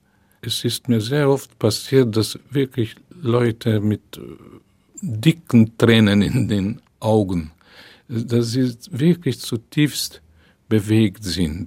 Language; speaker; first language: German; non-native, fluent; Hungarian